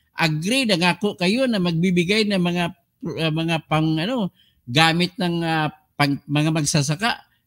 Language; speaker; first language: Filipino; non-native, local second language; Cebuano